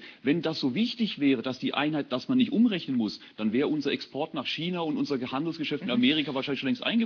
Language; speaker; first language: German; native; German